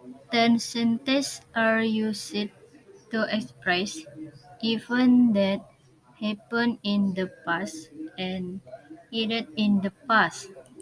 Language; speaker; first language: English; non-native, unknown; Indonesian